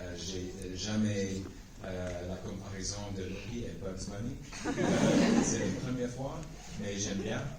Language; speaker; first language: French; non-native, learner; English